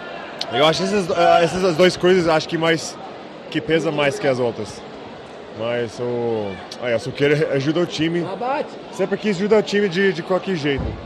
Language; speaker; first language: Portuguese; non-native, fluent; English